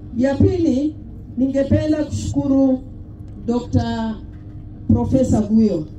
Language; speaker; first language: Swahili; non-native, local second language; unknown